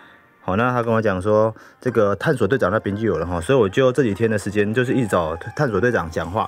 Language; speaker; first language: Chinese; native; Chinese